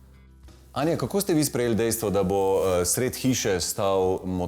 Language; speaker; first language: Slovenian; native; Slovenian